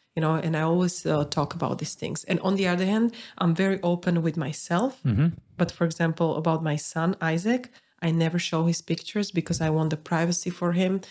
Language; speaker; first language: English; non-native, fluent; Slovak